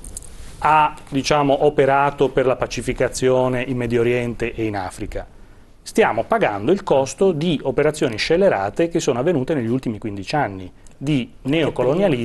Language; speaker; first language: Italian; native; Italian